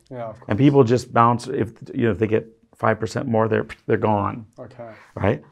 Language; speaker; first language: English; native; English